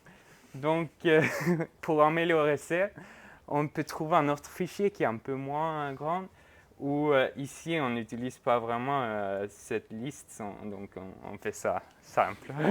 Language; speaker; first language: French; non-native, fluent; Norwegian